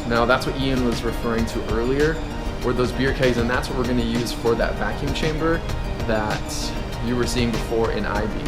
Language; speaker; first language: English; native; English